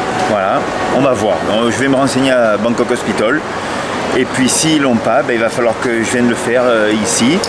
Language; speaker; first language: French; native; French